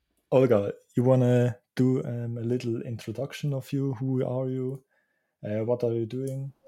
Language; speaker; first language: English; non-native, fluent; Swiss German